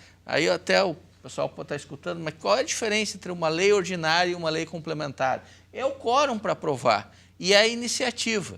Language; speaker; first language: Portuguese; native; Portuguese